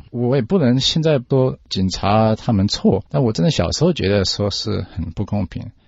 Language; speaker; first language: Chinese; early bilingual, heritage; Chinese